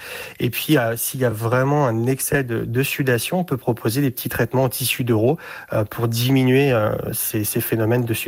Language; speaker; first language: French; native; French